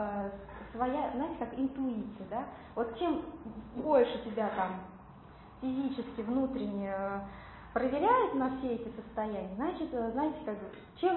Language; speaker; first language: Russian; native; Russian